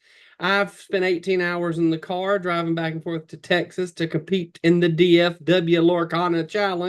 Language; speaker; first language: English; native; English